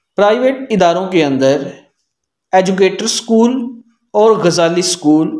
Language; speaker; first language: Urdu; native; Urdu